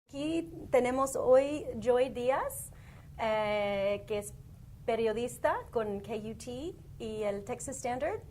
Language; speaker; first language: Spanish; early bilingual, heritage; Spanish